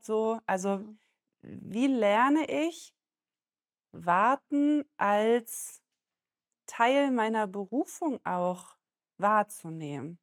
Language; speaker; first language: German; native; German